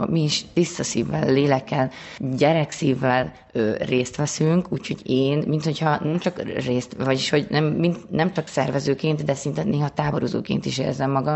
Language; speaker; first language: Hungarian; native; Hungarian